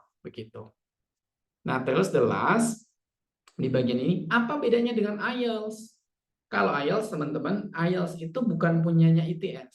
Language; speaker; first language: Indonesian; native; Indonesian